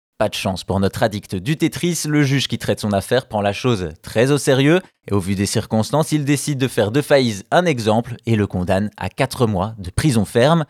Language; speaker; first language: French; native; French